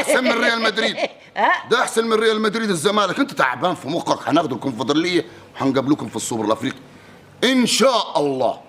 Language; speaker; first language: Arabic; native; Arabic